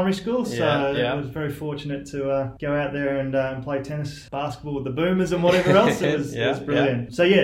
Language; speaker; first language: English; native; English